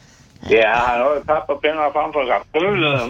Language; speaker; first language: Swedish; native; Swedish